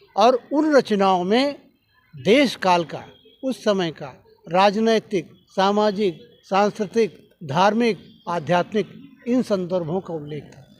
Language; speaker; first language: Hindi; native; Hindi